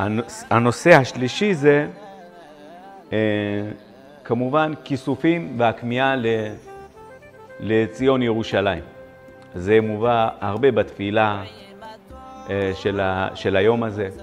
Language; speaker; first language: Hebrew; non-native, fluent; Amharic